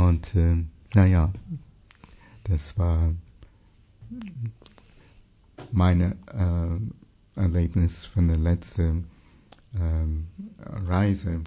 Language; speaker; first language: German; non-native, fluent; English